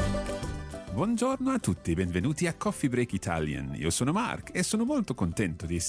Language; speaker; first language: Italian; non-native, fluent; English